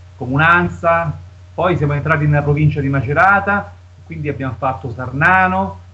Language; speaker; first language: Italian; native; Italian